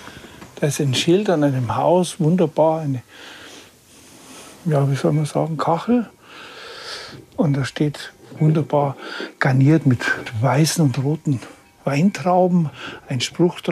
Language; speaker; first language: German; native; German